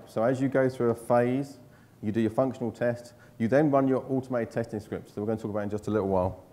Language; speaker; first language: English; native; English